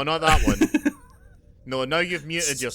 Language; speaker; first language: English; native; English